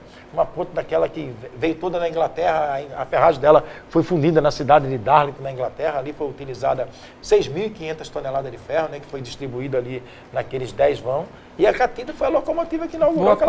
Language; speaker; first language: Portuguese; native; Portuguese